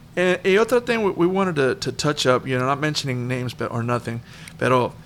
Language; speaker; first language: English; early bilingual, other home language; Spanish